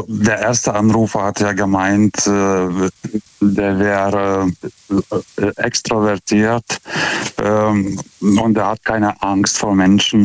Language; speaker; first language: German; non-native, fluent; Lithuanian